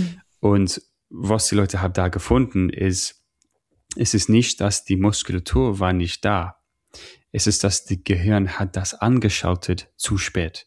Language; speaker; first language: German; non-native, learner; English